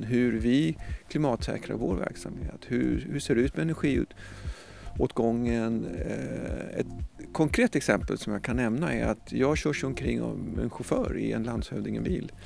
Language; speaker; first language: Swedish; native; Swedish